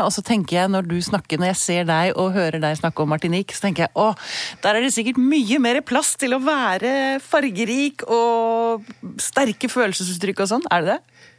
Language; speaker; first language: Norwegian; native; Norwegian